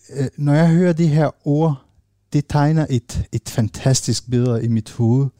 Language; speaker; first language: Danish; non-native, fluent; Arabic